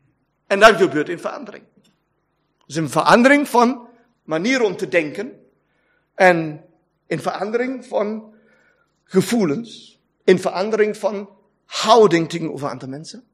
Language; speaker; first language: Dutch; non-native, fluent; German